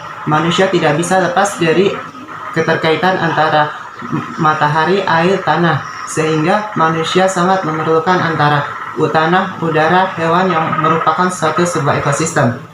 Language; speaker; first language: Indonesian; native; Indonesian